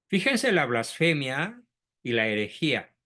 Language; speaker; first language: Spanish; native; Spanish